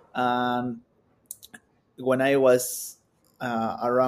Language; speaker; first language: English; non-native, fluent; Spanish